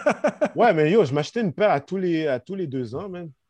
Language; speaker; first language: French; native; French